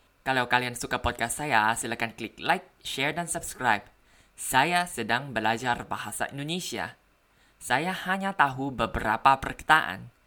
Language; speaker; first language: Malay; non-native, learner; Thai